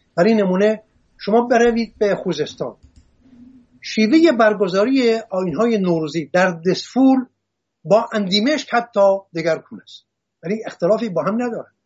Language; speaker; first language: Persian; non-native, local second language; Assyrian Neo-Aramaic